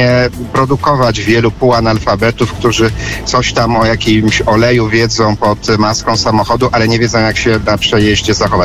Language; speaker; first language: Polish; native; Polish